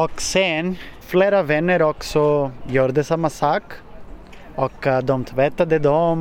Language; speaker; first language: Swedish; non-native, learner; Portuguese